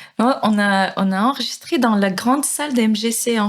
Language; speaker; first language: French; non-native, fluent; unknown